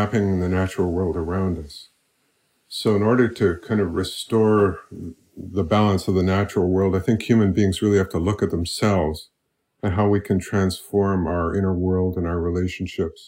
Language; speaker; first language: English; native; English